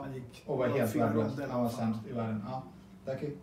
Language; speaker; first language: Swedish; native; Swedish